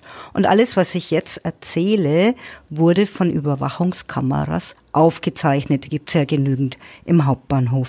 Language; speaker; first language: German; native; German